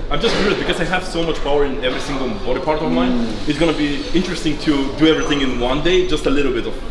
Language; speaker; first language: English; non-native, fluent; Bulgarian